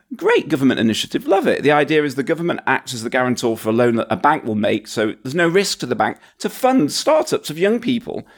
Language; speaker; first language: English; native; English